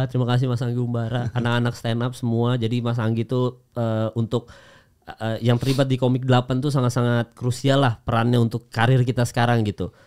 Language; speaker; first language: Indonesian; native; Indonesian